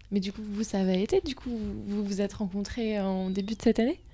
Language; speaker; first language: French; native; French